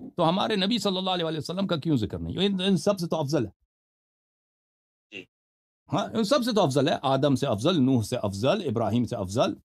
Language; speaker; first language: Urdu; native; Urdu